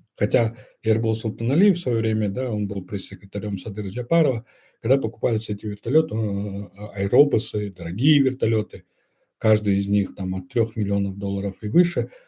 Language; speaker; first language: Russian; non-native, local second language; Kyrgyz